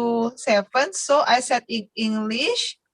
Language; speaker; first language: English; non-native, learner; Indonesian